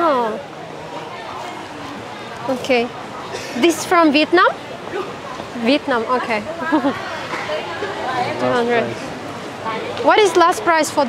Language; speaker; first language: English; non-native, learner; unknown